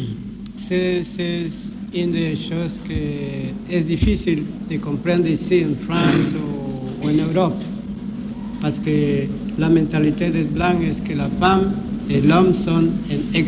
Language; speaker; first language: French; non-native, learner; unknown